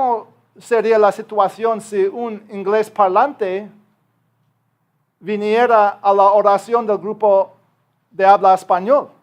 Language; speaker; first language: Spanish; non-native, fluent; English